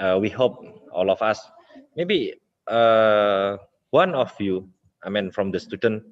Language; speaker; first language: English; non-native, local second language; Indonesian